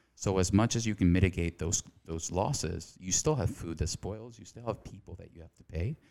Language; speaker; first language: English; non-native, fluent; Spanish